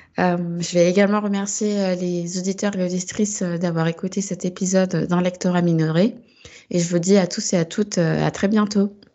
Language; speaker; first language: French; native; French